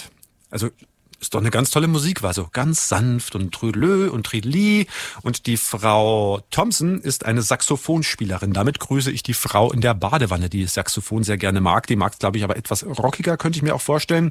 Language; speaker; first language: German; native; German